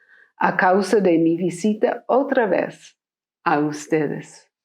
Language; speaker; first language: Spanish; non-native, fluent; English